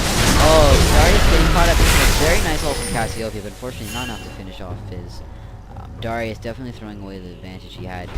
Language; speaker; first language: English; native; English